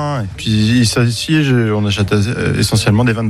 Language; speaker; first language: French; native; French